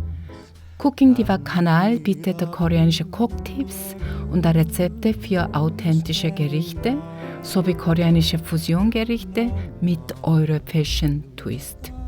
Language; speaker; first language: German; non-native, fluent; Korean